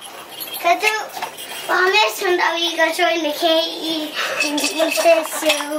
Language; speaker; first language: Chinese; early bilingual, heritage; Chinese